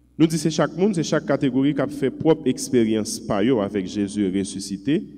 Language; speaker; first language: French; non-native, local second language; Haitian Creole